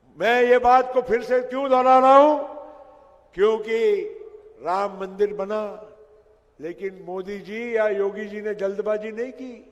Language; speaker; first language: Hindi; non-native, local second language; Gujarati